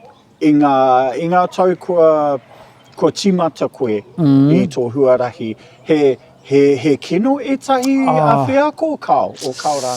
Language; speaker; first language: Māori; non-native, local second language; English